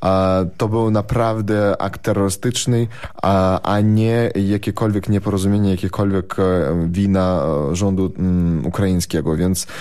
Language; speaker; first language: Polish; non-native, fluent; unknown